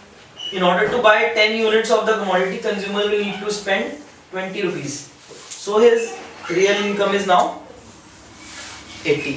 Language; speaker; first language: English; non-native, local second language; Hindi